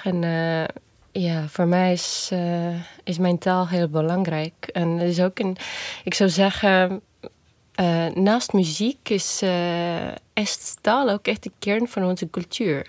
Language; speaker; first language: Dutch; non-native, fluent; Estonian